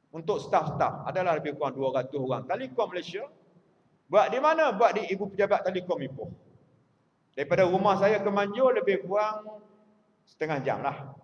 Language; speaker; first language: Malay; native; Malay